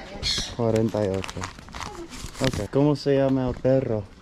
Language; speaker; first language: Spanish; non-native, learner; English